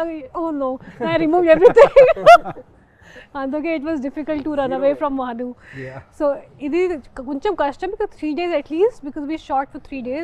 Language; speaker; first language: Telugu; non-native, fluent; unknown